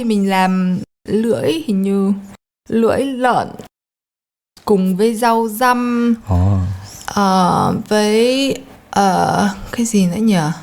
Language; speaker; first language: Vietnamese; early bilingual, heritage; Polish